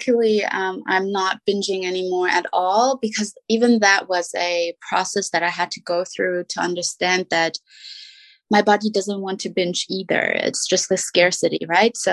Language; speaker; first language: English; non-native, fluent; German